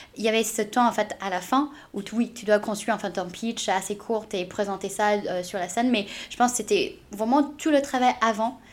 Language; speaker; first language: French; non-native, fluent; English